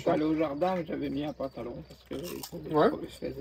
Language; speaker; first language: French; native; French